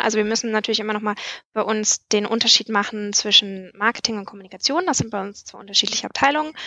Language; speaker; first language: German; native; German